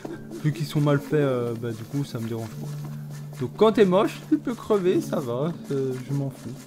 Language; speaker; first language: French; native; French